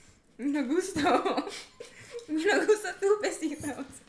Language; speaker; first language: Spanish; non-native, learner; English